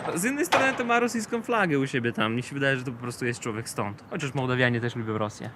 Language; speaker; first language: Polish; non-native, fluent; Russian